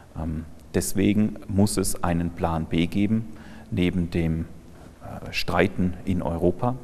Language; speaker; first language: German; native; German